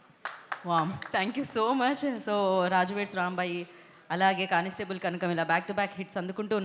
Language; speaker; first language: Telugu; native; Telugu